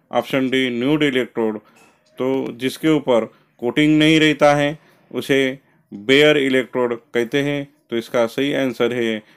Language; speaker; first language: Hindi; non-native, local second language; Marathi